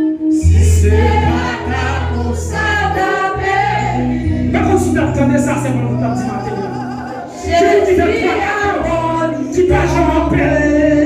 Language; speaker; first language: French; non-native, learner; Haitian Creole